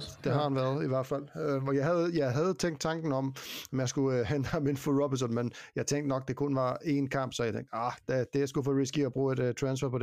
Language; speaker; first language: Danish; native; Danish